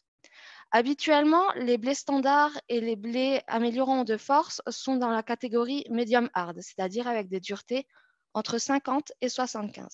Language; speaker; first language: French; native; French